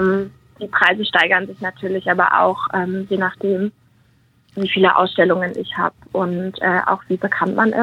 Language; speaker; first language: German; native; German